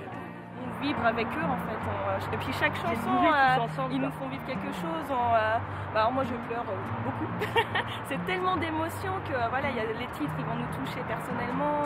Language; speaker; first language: French; native; French